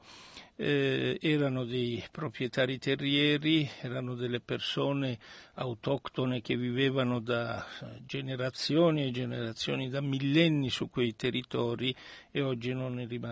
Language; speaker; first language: Italian; early bilingual, other home language; Armenian